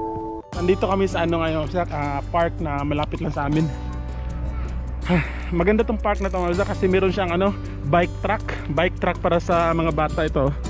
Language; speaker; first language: Filipino; non-native, local second language; Cebuano